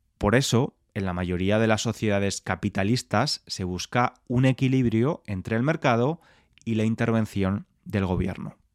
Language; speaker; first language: Spanish; native; Spanish